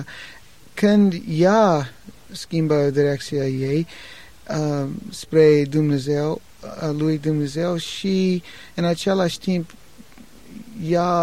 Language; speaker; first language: Romanian; non-native, learner; English